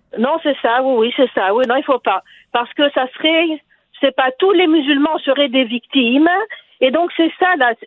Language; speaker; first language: French; non-native, local second language; Arabic